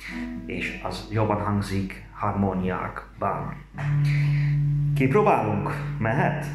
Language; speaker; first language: Hungarian; non-native, learner; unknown